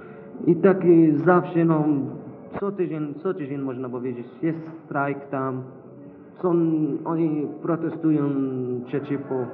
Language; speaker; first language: Polish; non-native, learner; Arabic